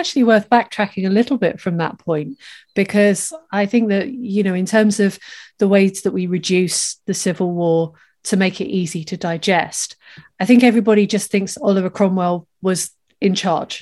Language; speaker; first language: English; native; English